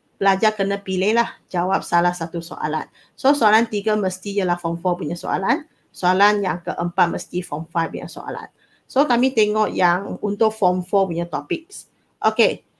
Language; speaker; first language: Malay; non-native, local second language; Cantonese